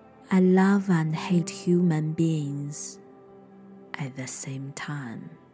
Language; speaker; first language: English; non-native, fluent; Chinese